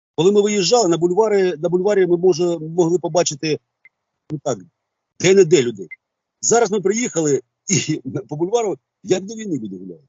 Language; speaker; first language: Ukrainian; native; Ukrainian